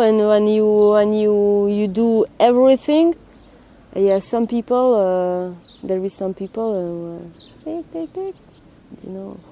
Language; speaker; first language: English; non-native, learner; Hungarian